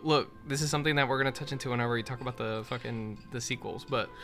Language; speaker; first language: English; native; English